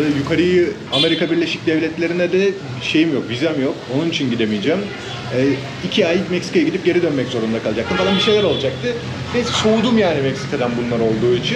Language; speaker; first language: Turkish; native; Turkish